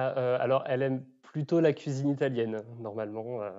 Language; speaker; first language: French; native; French